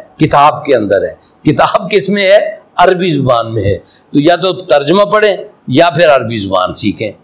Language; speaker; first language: Urdu; non-native, local second language; Punjabi